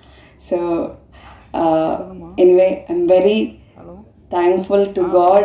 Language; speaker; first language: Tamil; non-native, fluent; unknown